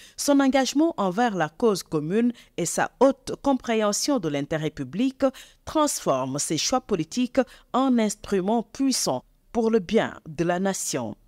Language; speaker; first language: French; non-native, local second language; Wolof